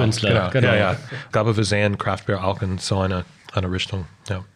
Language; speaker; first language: German; non-native, fluent; English